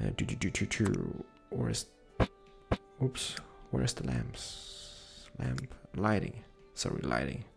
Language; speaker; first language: English; non-native, fluent; Polish